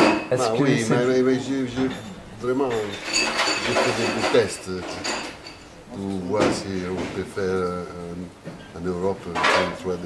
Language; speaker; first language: French; non-native, fluent; Italian